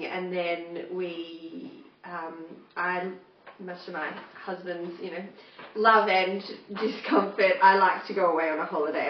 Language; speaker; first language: English; native; English